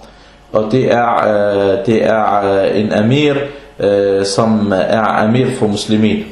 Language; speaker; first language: Danish; early bilingual, other home language; Arabic